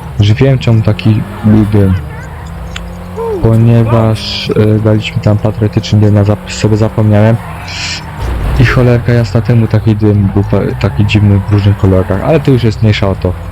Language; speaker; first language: Polish; native; Polish